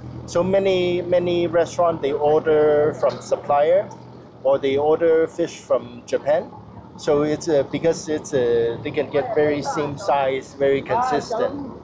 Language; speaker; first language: English; non-native, local second language; Cantonese